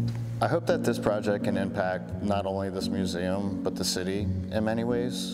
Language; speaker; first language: English; native; English